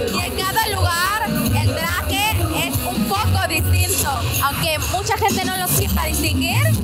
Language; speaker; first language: Spanish; native; Spanish